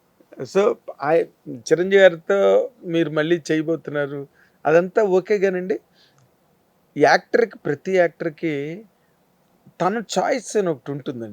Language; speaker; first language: Telugu; native; Telugu